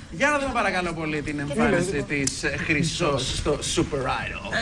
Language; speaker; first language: Greek; native; Greek